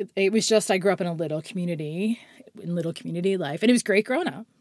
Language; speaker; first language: English; native; English